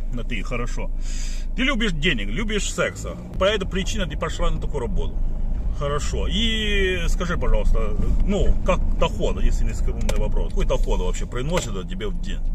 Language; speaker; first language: Russian; non-native, fluent; Chinese